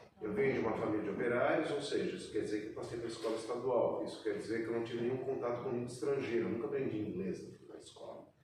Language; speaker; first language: Portuguese; native; Portuguese